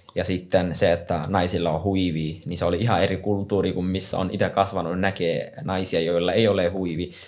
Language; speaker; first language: Finnish; non-native, fluent; Somali